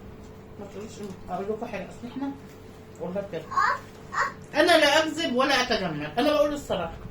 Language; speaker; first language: Arabic; native; Arabic